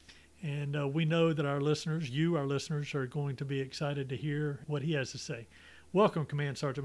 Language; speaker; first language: English; native; English